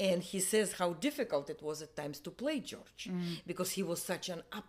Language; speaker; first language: English; non-native, fluent; Russian